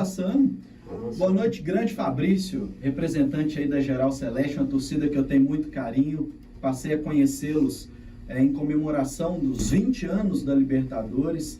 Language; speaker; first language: Portuguese; native; Portuguese